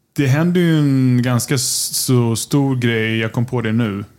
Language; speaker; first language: Swedish; native; Swedish